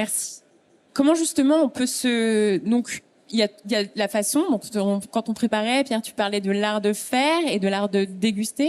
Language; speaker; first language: French; native; French